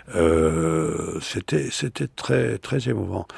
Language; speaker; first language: French; native; French